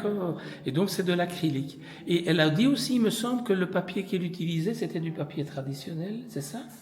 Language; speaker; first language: French; native; French